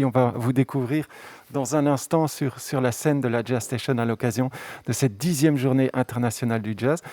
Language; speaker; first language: French; native; French